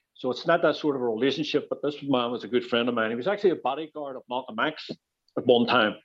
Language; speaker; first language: English; native; English